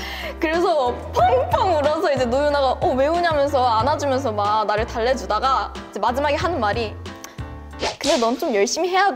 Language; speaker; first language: Korean; non-native, fluent; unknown